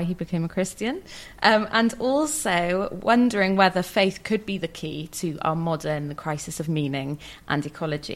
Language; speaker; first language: English; native; English